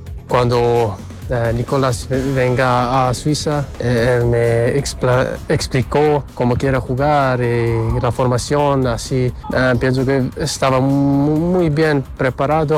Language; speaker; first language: Spanish; early bilingual, heritage; Spanish